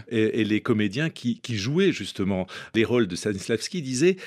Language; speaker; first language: French; native; French